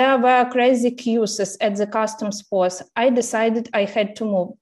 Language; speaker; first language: English; non-native, fluent; Ukrainian